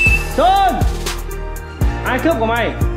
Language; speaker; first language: Vietnamese; native; Vietnamese